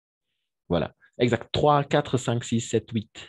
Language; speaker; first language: French; non-native, fluent; Spanish